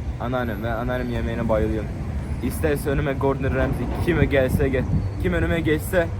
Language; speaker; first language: Turkish; early bilingual, heritage; Turkish